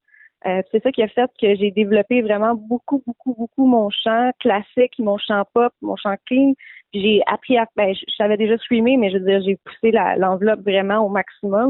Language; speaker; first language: French; native; French